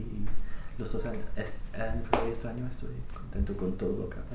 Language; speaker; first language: Spanish; non-native, fluent; English